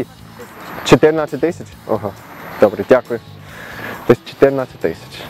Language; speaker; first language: Ukrainian; early bilingual, heritage; Ukrainian